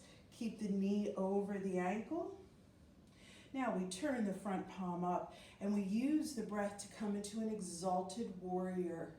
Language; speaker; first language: English; native; English